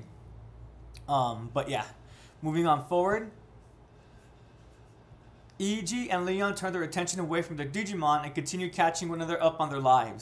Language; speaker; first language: English; native; English